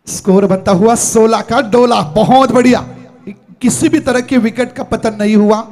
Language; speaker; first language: Hindi; non-native, local second language; Marathi